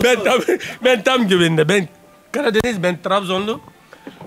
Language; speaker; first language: Turkish; non-native, learner; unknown